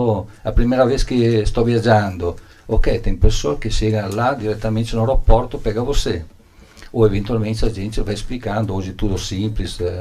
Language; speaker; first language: Portuguese; non-native, learner; Italian